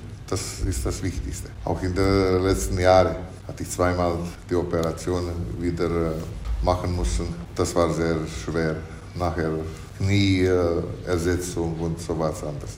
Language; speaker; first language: German; early bilingual, heritage; German